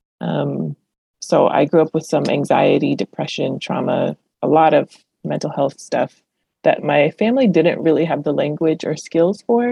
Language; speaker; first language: English; early bilingual, other home language; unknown